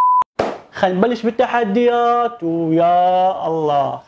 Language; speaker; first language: Arabic; native; Arabic